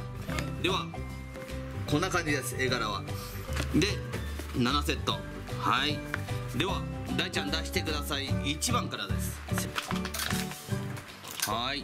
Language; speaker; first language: Japanese; native; Japanese